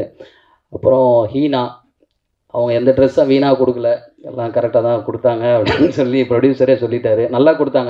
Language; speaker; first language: Tamil; native; Tamil